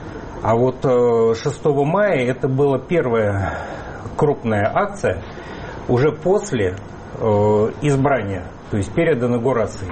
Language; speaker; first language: Russian; native; Russian